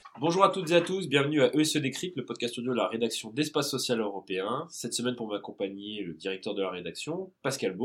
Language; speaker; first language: French; native; French